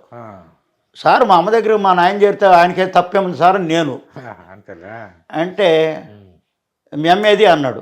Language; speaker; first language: Telugu; native; Telugu